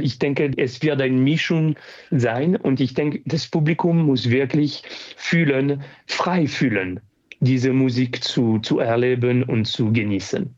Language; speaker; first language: German; non-native, fluent; French